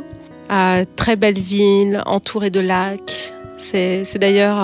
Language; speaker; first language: French; native; French